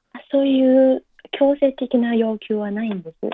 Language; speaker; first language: Japanese; non-native, learner; Chinese